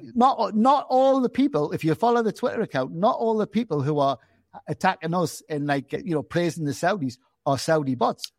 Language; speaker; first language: English; native; English